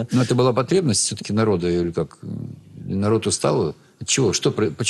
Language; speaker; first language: Russian; native; Russian